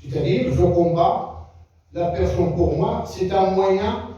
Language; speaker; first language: French; non-native, local second language; Arabic